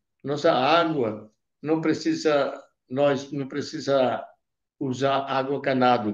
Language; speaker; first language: Portuguese; non-native, local second language; Yanomámi